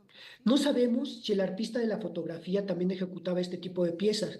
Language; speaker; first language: Spanish; native; Spanish